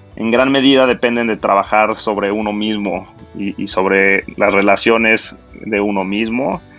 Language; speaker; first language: Spanish; native; Spanish